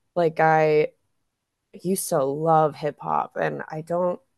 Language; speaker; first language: English; native; English